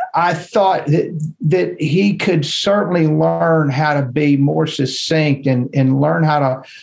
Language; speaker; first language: English; native; English